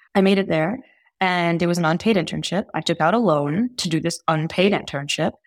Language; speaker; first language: English; early bilingual, heritage; Italian